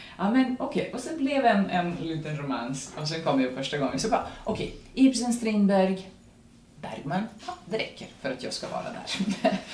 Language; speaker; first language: Swedish; non-native, fluent; Serbian